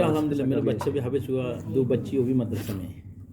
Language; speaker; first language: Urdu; non-native, fluent; Bangla